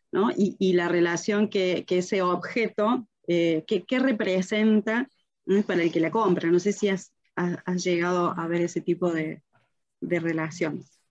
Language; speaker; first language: Spanish; native; Spanish